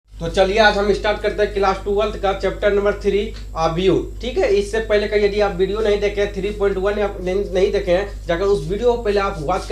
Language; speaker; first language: Hindi; native; Hindi